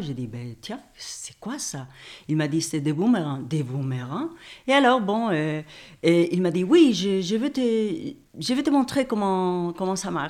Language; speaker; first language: French; non-native, fluent; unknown